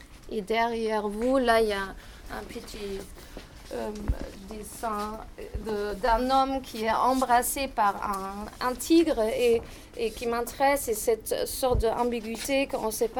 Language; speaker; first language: French; non-native, fluent; German